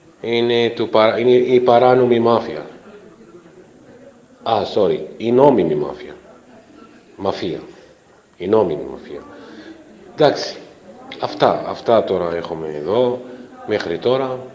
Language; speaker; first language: Greek; non-native, fluent; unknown